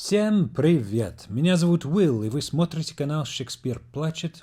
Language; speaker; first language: Russian; non-native, fluent; English